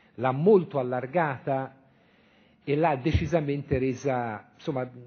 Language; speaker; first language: Italian; native; Italian